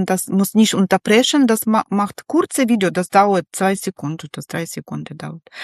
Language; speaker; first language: German; non-native, learner; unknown